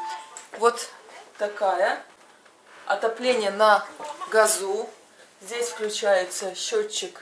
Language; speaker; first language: Russian; native; Russian